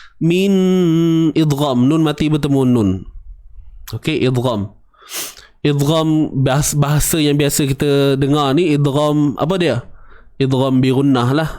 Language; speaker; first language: Malay; native; Malay